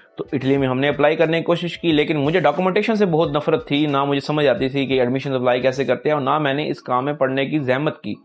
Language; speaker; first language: Urdu; non-native, local second language; Punjabi